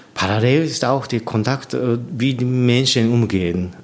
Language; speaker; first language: German; non-native, learner; Japanese